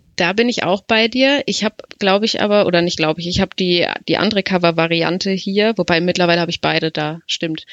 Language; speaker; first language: German; native; German